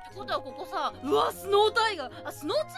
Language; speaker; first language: Japanese; native; Japanese